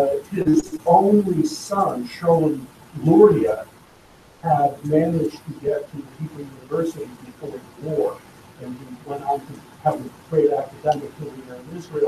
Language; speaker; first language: English; native; English